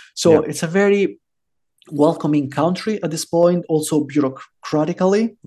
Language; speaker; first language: English; non-native, fluent; Italian